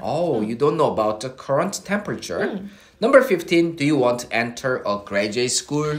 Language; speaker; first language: English; non-native, fluent; Korean